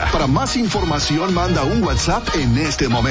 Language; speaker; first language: Spanish; native; Spanish